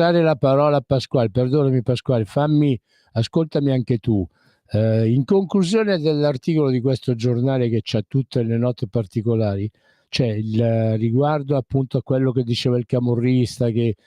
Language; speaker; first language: Italian; native; Italian